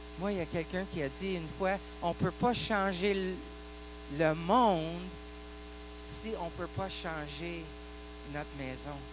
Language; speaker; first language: French; non-native, local second language; English